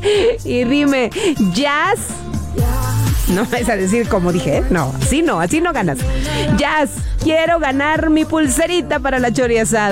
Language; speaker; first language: Spanish; native; Spanish